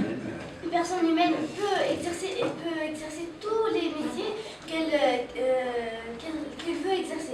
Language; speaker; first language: French; non-native, local second language; Arabic